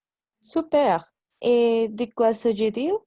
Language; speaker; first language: French; non-native, learner; Spanish